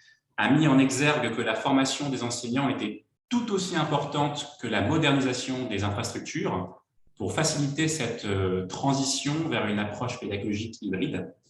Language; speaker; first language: French; native; French